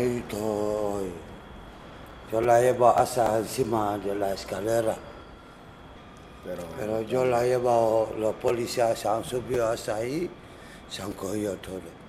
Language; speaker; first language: Spanish; non-native, learner; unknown